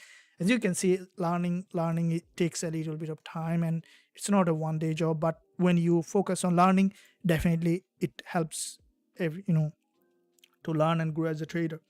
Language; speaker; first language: English; non-native, fluent; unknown